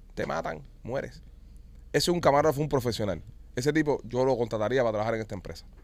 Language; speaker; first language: Spanish; native; Spanish